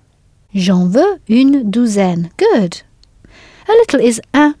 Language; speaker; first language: French; non-native, fluent; English